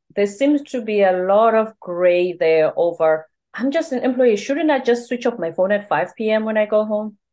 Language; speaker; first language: English; non-native, local second language; Zulu